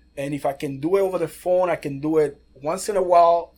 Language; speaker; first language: English; non-native, fluent; Spanish